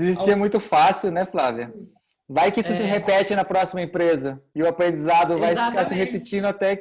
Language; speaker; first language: Portuguese; native; Portuguese